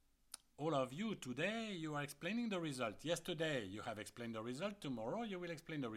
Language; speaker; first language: English; non-native, fluent; French